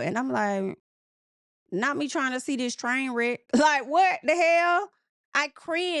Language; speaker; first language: English; native; English